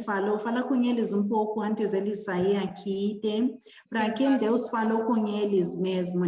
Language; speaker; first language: Portuguese; non-native, learner; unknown